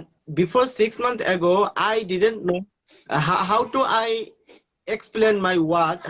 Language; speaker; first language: English; non-native, learner; Bangla